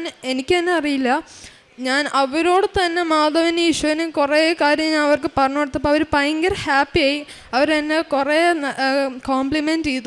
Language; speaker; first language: Malayalam; early bilingual, heritage; Malayalam